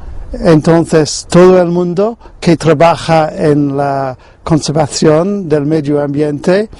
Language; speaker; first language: Spanish; non-native, fluent; English